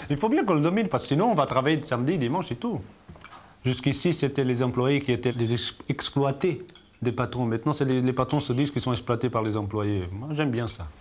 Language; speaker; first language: French; non-native, fluent; Portuguese